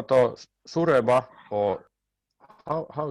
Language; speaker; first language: English; non-native, learner; Finnish